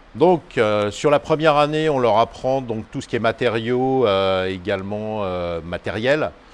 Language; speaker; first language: French; native; French